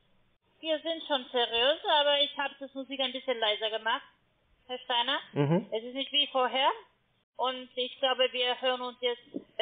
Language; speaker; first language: German; non-native, learner; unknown